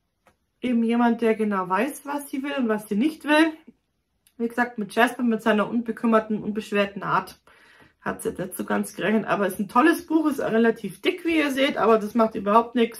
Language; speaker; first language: German; native; German